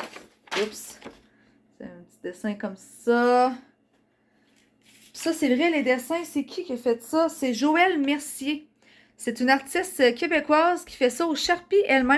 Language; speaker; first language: French; native; French